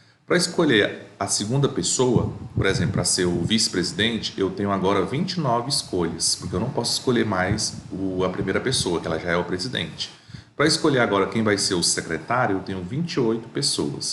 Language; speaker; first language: Portuguese; native; Portuguese